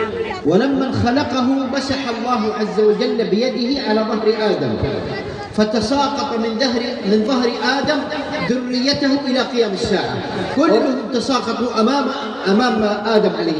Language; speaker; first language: Arabic; native; Arabic